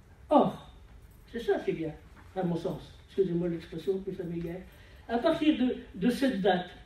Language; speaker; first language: French; native; French